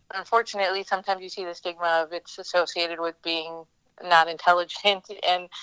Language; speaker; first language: English; native; English